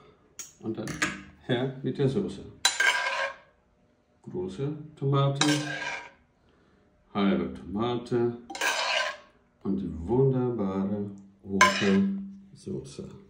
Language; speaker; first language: German; non-native, fluent; Portuguese